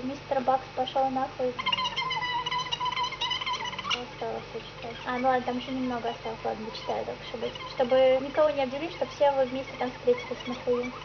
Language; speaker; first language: Russian; native; Russian